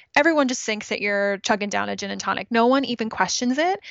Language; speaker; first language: English; native; English